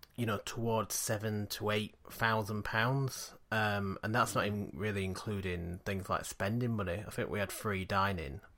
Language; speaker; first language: English; native; English